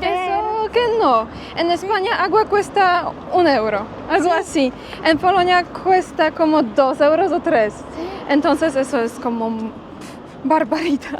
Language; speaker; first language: Spanish; non-native, fluent; Polish